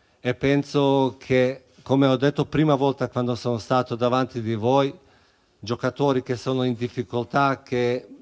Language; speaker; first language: Italian; non-native, fluent; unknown